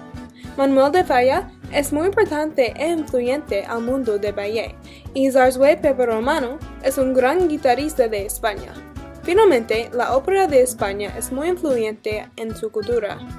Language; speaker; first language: Spanish; non-native, learner; English